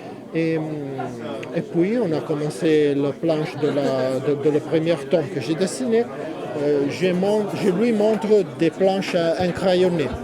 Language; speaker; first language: French; non-native, fluent; Italian